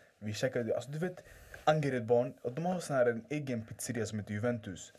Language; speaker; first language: Swedish; early bilingual, other home language; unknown